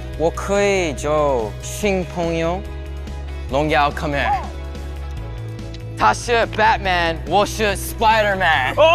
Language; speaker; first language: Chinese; non-native, learner; English